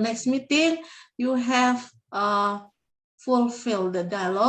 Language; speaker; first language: English; non-native, learner; Indonesian